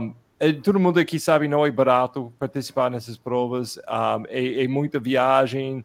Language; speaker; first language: Portuguese; non-native, fluent; English